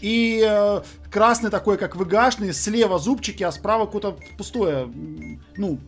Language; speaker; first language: Russian; native; Russian